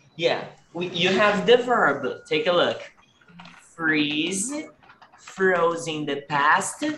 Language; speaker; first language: English; non-native, fluent; Portuguese